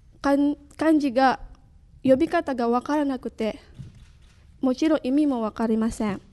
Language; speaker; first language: Japanese; non-native, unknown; Indonesian